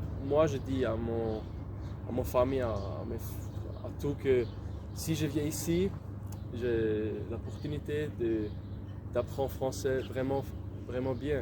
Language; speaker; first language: French; non-native, local second language; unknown